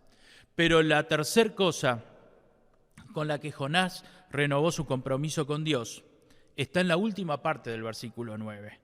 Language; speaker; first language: Spanish; native; Spanish